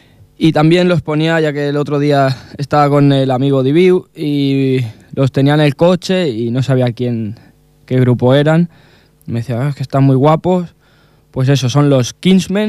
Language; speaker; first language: Spanish; native; Spanish